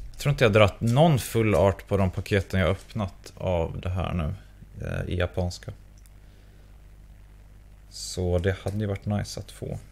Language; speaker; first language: Swedish; native; Swedish